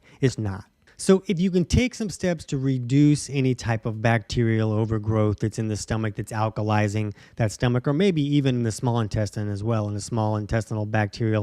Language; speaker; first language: English; native; English